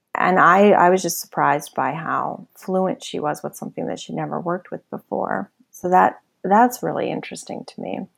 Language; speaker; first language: English; native; English